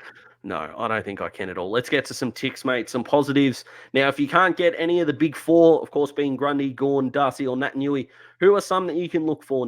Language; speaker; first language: English; native; English